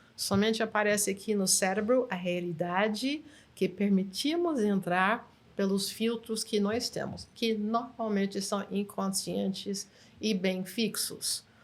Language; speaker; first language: Portuguese; non-native, fluent; English